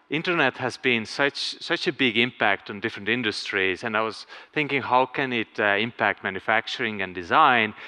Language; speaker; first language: English; non-native, fluent; Estonian